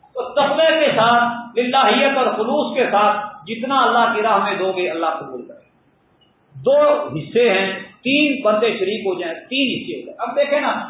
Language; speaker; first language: Urdu; non-native, local second language; Punjabi